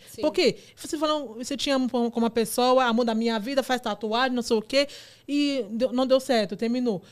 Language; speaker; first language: Portuguese; non-native, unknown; Yoruba